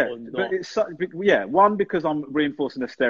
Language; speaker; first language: English; native; English